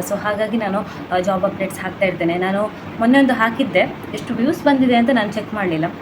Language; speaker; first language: Kannada; non-native, local second language; Tulu